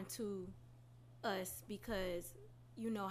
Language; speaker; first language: English; native; English